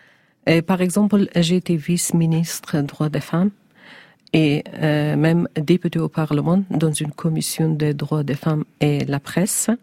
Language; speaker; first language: French; non-native, learner; Persian